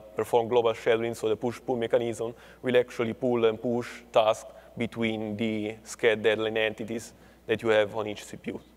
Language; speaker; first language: English; non-native, fluent; Italian